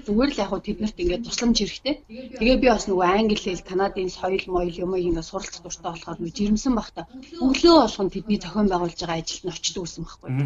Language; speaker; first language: Mongolian; native; Mongolian